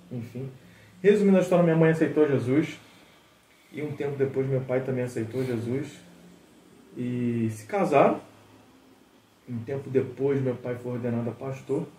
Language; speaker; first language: Portuguese; early bilingual, heritage; Portuguese